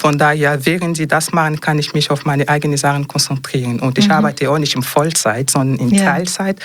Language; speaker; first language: German; non-native, fluent; French